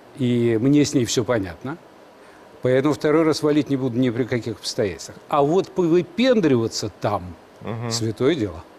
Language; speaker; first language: Russian; native; Russian